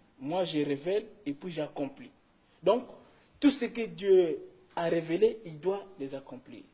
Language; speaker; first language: French; non-native, local second language; Kongo